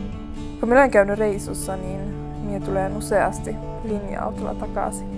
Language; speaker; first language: Finnish; non-native, local second language; Swedish